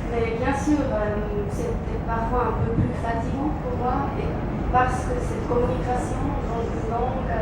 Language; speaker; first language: French; non-native, local second language; German